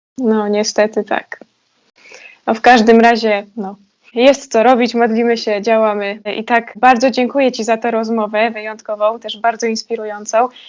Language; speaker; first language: Polish; native; Polish